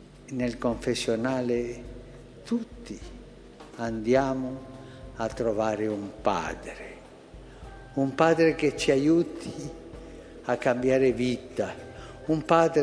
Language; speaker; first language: Italian; early bilingual, heritage; Spanish